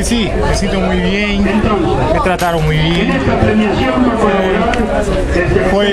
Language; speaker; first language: Spanish; non-native, learner; Portuguese